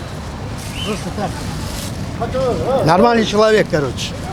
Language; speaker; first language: Russian; non-native, local second language; Kyrgyz